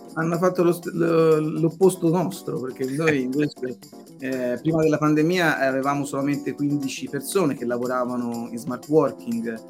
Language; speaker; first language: Italian; native; Italian